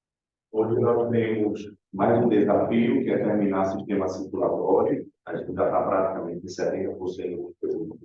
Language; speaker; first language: Portuguese; native; Portuguese